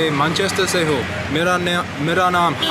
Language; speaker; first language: Hindi; non-native, learner; English